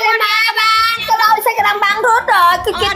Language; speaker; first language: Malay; non-native, learner; Vietnamese